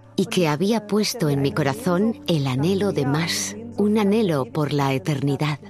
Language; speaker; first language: Spanish; non-native, fluent; German